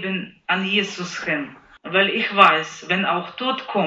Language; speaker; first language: German; non-native, learner; Ukrainian